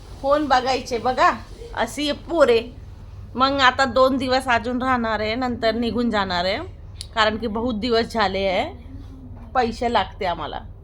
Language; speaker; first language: Marathi; non-native, local second language; Hindi